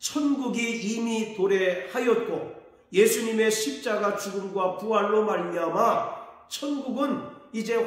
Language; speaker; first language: Korean; native; Korean